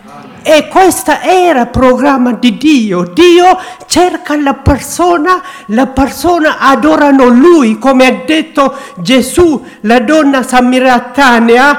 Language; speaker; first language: Italian; non-native, learner; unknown